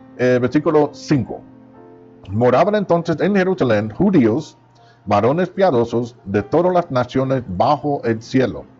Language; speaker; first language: Spanish; non-native, fluent; English